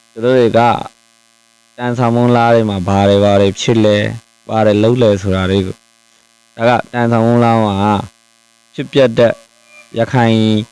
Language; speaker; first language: Burmese; non-native, local second language; Rohingya